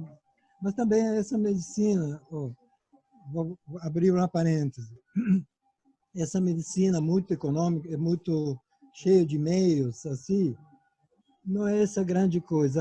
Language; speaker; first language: Portuguese; non-native, fluent; Italian